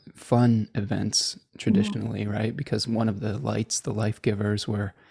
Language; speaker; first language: English; native; English